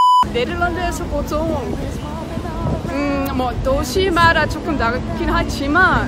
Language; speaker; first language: Korean; non-native, fluent; Dutch